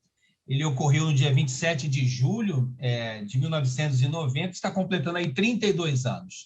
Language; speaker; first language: Portuguese; native; Portuguese